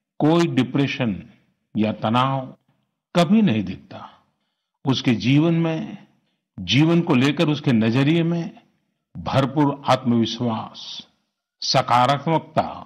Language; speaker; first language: Hindi; non-native, local second language; Gujarati